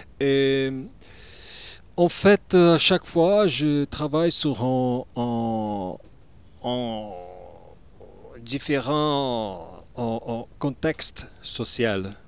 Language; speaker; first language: French; non-native, learner; Portuguese